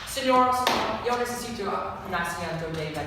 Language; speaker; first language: Spanish; non-native, learner; English